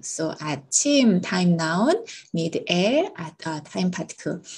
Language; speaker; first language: English; non-native, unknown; Korean